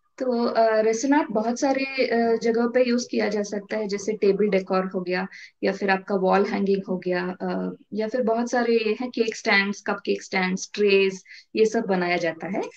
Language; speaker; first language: Hindi; non-native, local second language; Tamil